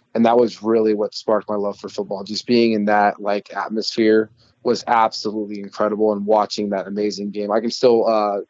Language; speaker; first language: English; native; English